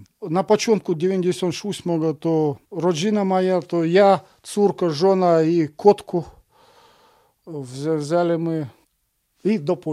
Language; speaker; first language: Polish; non-native, fluent; Russian